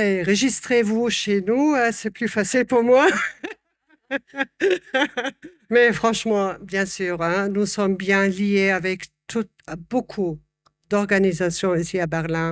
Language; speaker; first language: French; non-native, fluent; German